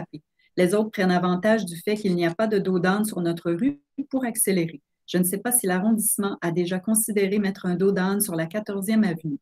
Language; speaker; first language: French; native; French